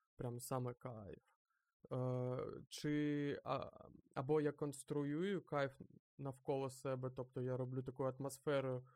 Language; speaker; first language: Ukrainian; non-native, local second language; Russian